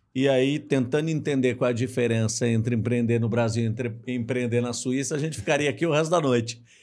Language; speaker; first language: Portuguese; native; Portuguese